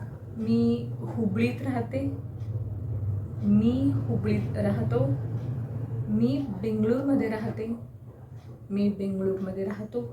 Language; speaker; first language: Marathi; non-native, local second language; Kannada